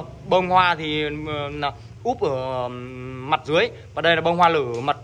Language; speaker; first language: Vietnamese; native; Vietnamese